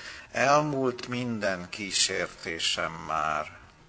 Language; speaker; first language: Hungarian; native; Hungarian